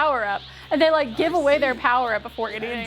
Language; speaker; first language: English; native; English